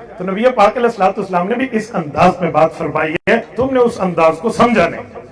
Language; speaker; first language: Urdu; non-native, local second language; Saraiki